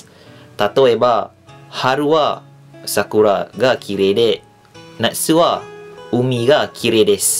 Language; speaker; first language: Japanese; non-native, fluent; Malay